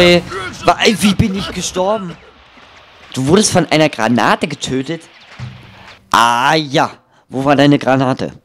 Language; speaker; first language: German; native; German